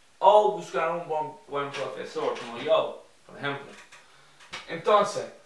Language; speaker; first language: Spanish; non-native, fluent; English